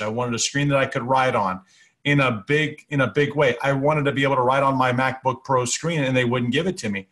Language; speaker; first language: English; native; English